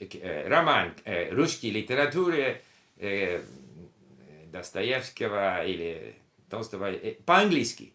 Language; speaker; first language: Russian; non-native, learner; English